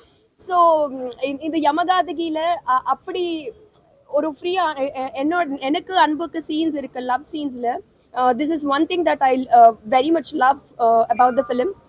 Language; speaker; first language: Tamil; non-native, learner; Telugu